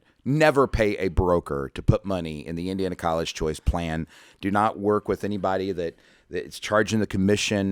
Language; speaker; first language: English; native; English